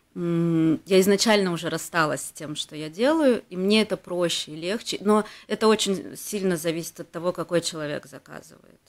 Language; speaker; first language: Russian; native; Russian